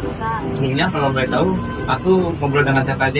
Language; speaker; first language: Indonesian; native; Indonesian